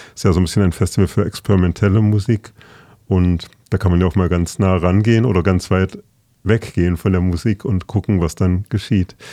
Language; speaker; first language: German; native; German